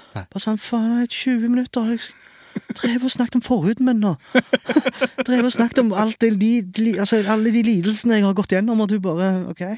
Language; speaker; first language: Norwegian; early bilingual, other home language; Arabic